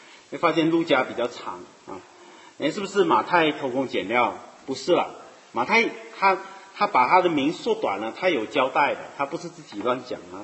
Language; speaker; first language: Chinese; native; Chinese